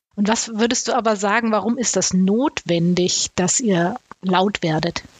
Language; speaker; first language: German; native; German